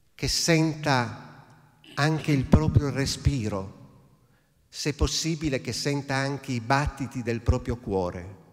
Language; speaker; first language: Italian; native; Italian